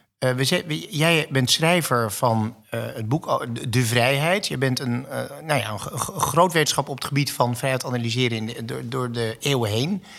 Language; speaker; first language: Dutch; native; Dutch